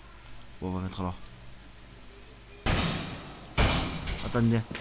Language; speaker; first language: French; native; French